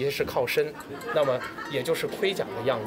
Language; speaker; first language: Chinese; native; Chinese